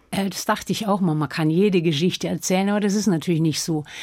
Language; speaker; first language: German; non-native, local second language; Swiss German